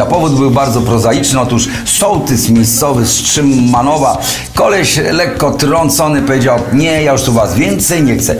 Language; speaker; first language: Polish; native; Polish